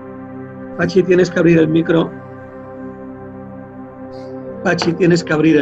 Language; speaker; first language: Spanish; native; Spanish